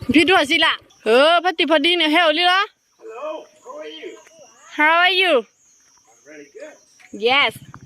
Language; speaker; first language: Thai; non-native, local second language; Karen languages